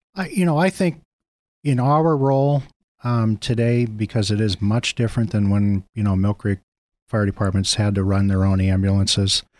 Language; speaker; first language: English; native; English